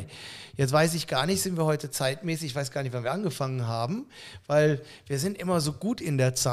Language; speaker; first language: German; native; German